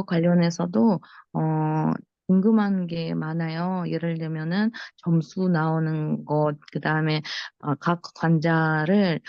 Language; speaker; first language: Korean; non-native, local second language; Russian